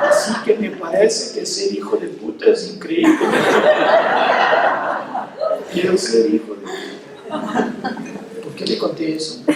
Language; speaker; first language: Spanish; non-native, fluent; Portuguese